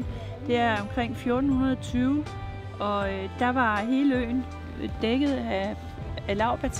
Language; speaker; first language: Danish; native; Danish